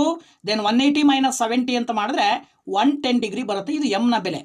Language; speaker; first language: Kannada; native; Kannada